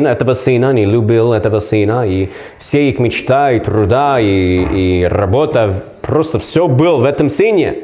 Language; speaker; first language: Russian; non-native, learner; English